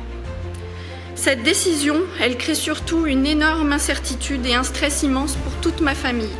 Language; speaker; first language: French; native; French